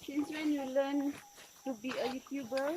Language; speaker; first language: English; non-native, local second language; Malay